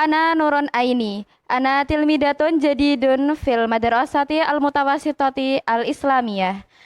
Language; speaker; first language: Arabic; non-native, learner; Indonesian